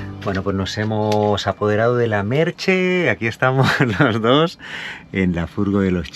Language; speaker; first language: Spanish; native; Spanish